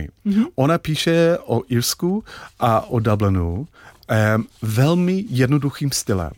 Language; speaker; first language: Czech; non-native, fluent; English